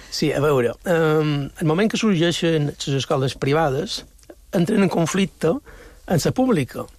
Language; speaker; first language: Catalan; native; Catalan